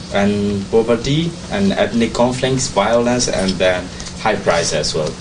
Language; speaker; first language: English; non-native, learner; Burmese